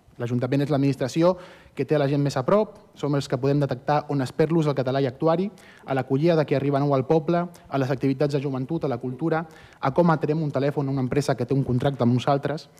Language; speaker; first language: Catalan; early bilingual, other home language; Spanish